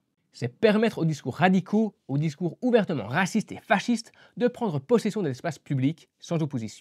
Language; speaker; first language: French; native; French